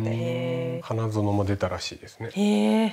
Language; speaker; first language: Japanese; native; Japanese